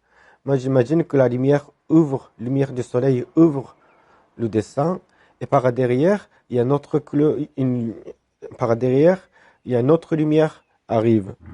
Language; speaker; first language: French; non-native, fluent; Japanese